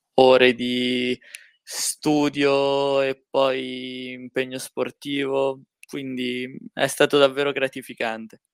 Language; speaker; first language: Italian; native; Italian